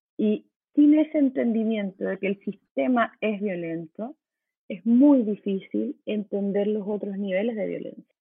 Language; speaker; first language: Spanish; native; Spanish